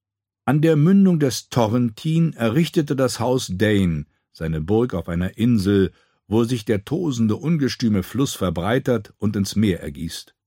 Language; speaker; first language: German; native; German